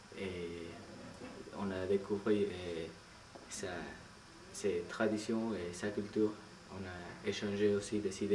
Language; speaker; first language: French; non-native, learner; Spanish